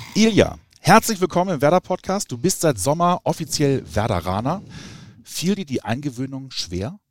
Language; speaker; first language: German; native; German